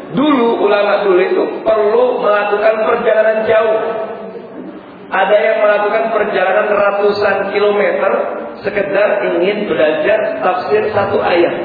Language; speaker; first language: Indonesian; native; Indonesian